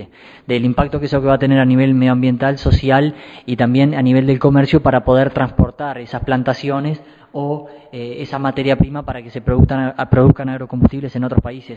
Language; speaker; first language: Spanish; native; Spanish